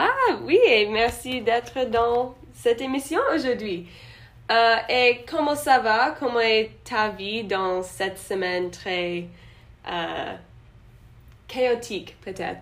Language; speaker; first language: French; non-native, learner; English